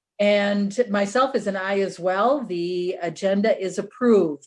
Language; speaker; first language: English; native; English